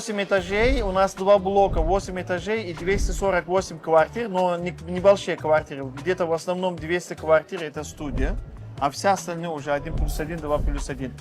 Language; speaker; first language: Russian; non-native, fluent; Turkish